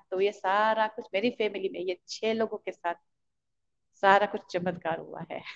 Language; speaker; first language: Hindi; native; Hindi